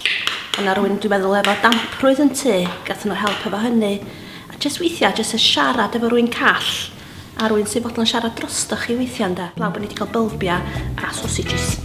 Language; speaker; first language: Welsh; native; Welsh